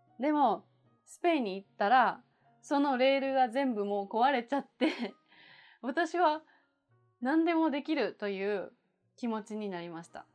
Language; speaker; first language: Japanese; native; Japanese